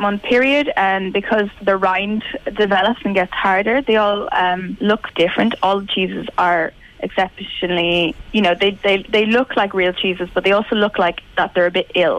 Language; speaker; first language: English; native; English